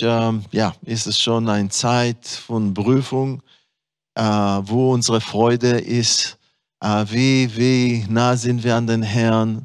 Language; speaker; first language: German; non-native, fluent; Hebrew